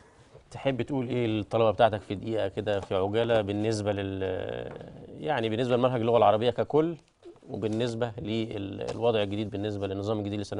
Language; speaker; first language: Arabic; native; Arabic